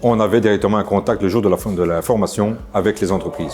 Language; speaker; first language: French; native; French